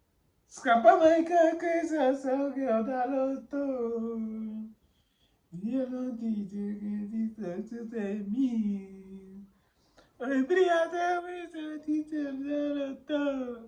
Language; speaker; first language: Bulgarian; non-native, learner; Portuguese